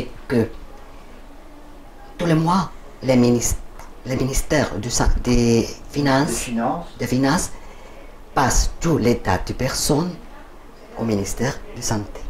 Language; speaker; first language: French; non-native, learner; Spanish